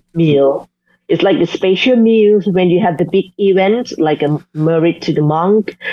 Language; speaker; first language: English; non-native, fluent; Thai